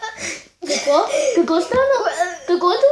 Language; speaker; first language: Bulgarian; native; Bulgarian